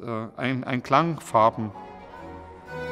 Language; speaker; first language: German; native; German